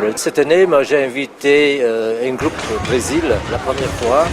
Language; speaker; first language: French; non-native, fluent; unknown